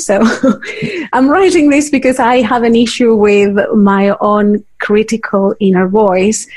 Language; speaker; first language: English; non-native, fluent; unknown